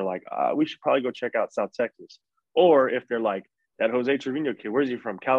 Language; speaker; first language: English; native; English